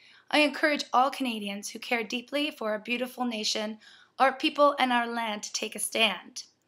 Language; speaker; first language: English; native; English